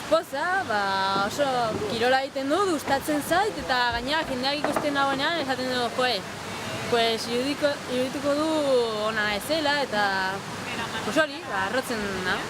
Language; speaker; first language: Basque; non-native, local second language; Spanish